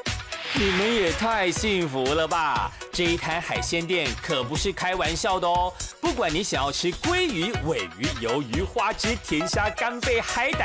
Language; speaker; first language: Chinese; native; Chinese